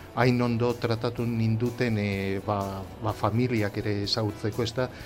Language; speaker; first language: Basque; non-native, local second language; Spanish